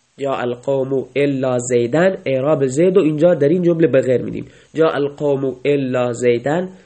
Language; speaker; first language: Persian; native; Persian